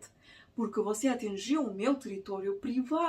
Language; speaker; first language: Portuguese; non-native, fluent; Russian